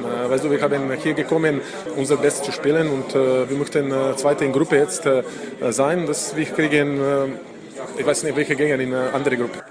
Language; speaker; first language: German; non-native, fluent; Slovenian